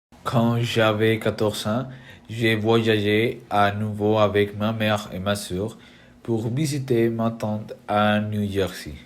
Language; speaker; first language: French; non-native, learner; Spanish